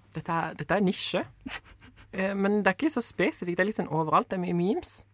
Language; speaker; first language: Norwegian; native; Norwegian